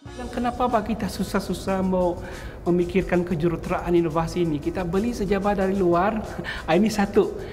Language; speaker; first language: Malay; non-native, local second language; Central Dusun